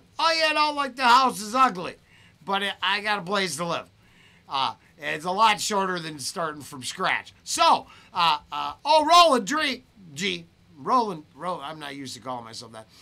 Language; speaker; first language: English; native; English